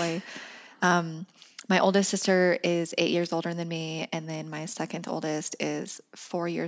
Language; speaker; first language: English; native; English